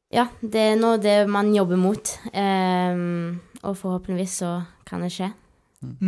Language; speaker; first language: Norwegian; native; Norwegian